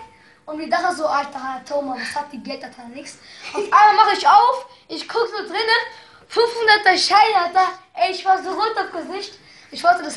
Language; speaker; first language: German; early bilingual, other home language; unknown